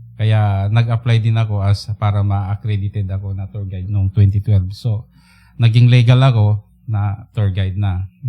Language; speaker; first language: Filipino; native; Filipino